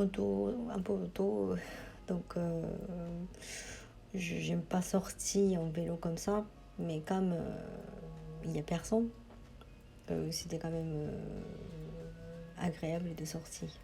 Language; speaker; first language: French; non-native, fluent; Japanese